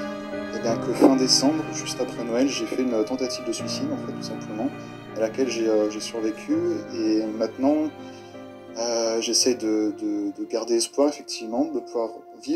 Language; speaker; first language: French; native; French